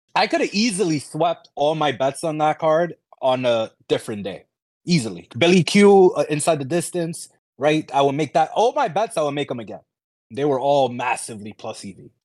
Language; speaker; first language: English; early bilingual, other home language; Spanish